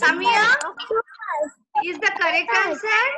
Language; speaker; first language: English; non-native, local second language; Bangla